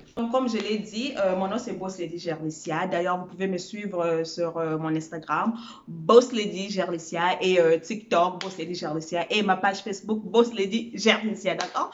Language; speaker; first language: French; early bilingual, other home language; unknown